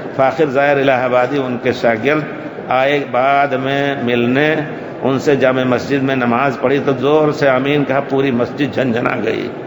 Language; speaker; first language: Urdu; native; Urdu